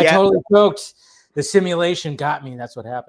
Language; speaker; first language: English; native; English